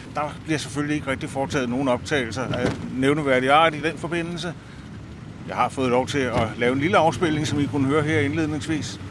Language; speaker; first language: Danish; native; Danish